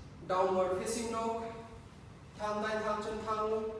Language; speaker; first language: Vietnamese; non-native, learner; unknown